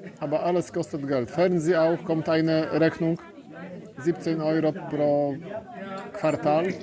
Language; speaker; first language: German; non-native, learner; Polish